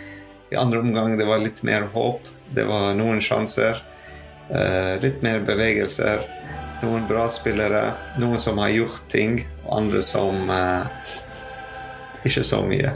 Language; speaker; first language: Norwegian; non-native, fluent; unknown